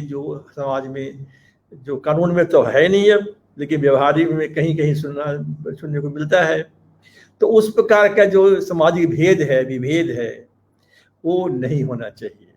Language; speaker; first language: Hindi; native; Hindi